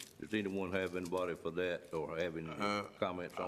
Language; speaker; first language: English; native; English